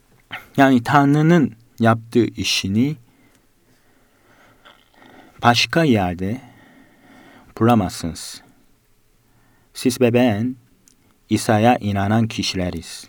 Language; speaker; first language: Turkish; non-native, fluent; Korean